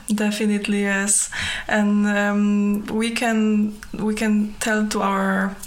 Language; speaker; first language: English; non-native, fluent; Polish